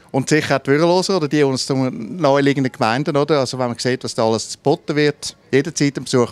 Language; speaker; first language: German; native; German